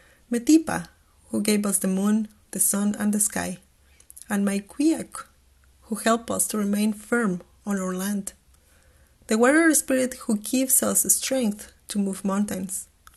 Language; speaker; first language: English; non-native, fluent; Spanish